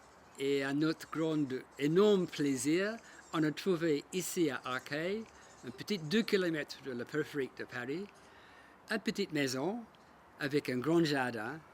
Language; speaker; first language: French; non-native, fluent; English